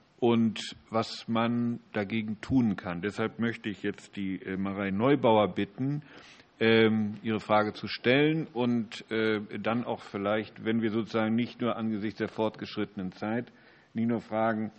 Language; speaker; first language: German; native; German